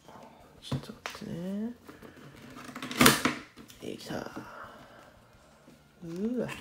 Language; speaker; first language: Japanese; native; Japanese